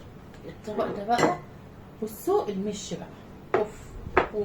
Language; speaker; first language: Arabic; native; Arabic